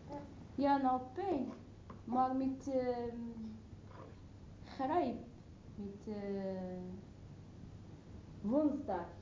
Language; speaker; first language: Dutch; non-native, learner; Arabic